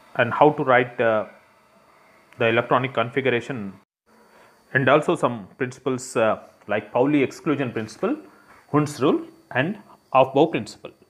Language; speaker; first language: English; non-native, local second language; Telugu